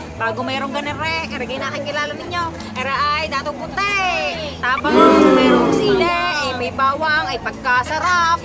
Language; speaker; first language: Filipino; native; Filipino